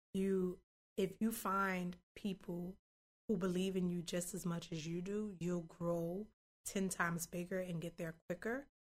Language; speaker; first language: English; native; English